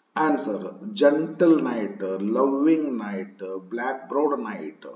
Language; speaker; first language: English; non-native, local second language; Kannada